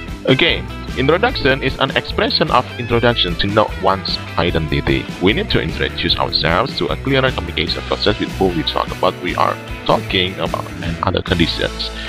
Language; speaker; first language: English; non-native, fluent; Indonesian